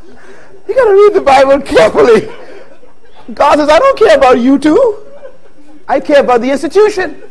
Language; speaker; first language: English; native; English